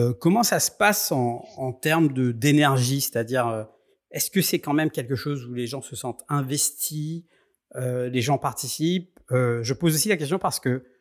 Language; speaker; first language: French; native; French